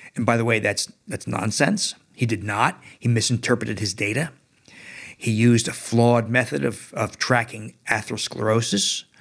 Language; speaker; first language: English; native; English